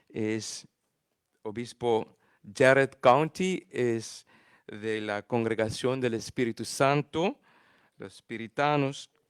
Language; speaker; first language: Spanish; non-native, learner; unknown